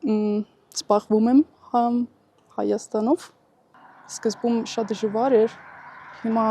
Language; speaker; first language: Armenian; non-native, learner; Italian